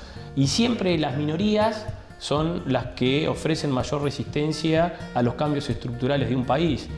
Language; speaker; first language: Spanish; native; Spanish